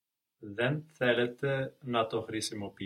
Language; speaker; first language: Greek; non-native, learner; English